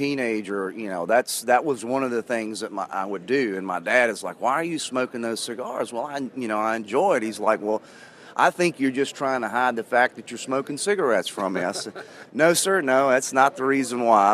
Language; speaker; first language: English; native; English